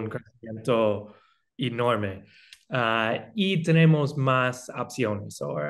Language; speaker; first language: Spanish; non-native, fluent; English